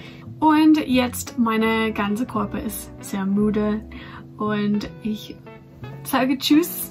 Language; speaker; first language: German; non-native, fluent; English